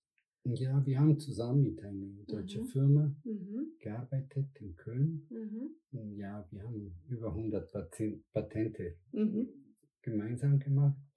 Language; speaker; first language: German; non-native, fluent; Spanish